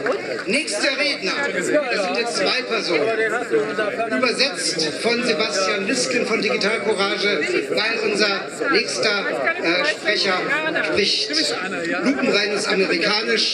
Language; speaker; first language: German; native; German